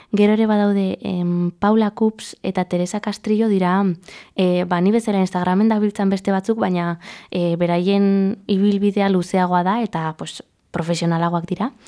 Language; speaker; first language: Basque; non-native, local second language; Spanish